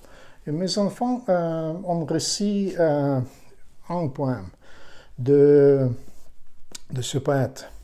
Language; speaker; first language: French; non-native, learner; Ukrainian